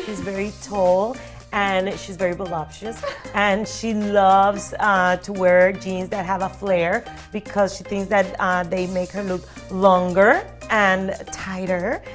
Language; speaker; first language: English; non-native, fluent; Spanish